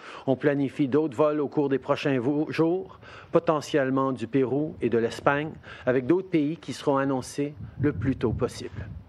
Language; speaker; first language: French; early bilingual, heritage; French